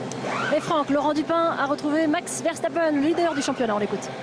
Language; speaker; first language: French; native; French